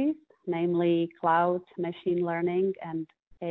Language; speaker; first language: English; non-native, fluent; Czech